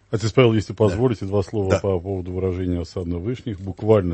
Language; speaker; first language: Russian; native; Russian